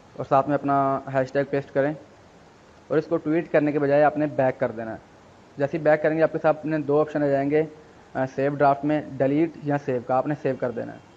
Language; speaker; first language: Urdu; non-native, local second language; Punjabi